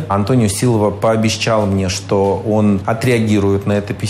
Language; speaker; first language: Russian; native; Russian